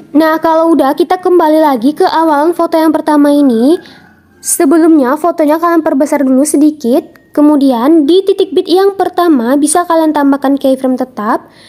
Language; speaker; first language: Indonesian; non-native, local second language; Minangkabau